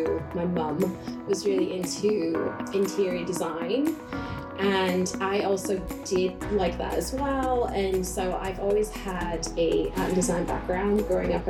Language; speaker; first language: English; native; English